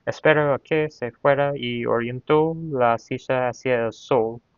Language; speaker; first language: Spanish; non-native, learner; English